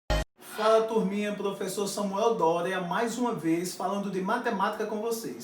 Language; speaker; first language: Portuguese; native; Portuguese